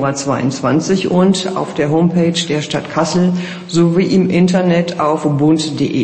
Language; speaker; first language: German; native; German